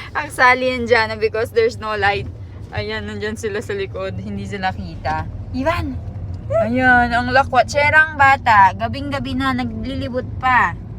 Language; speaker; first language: Filipino; non-native, local second language; Cebuano